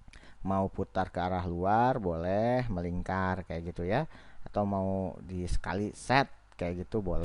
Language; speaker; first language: Indonesian; native; Indonesian